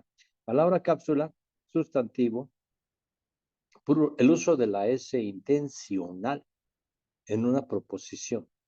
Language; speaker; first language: Spanish; native; Spanish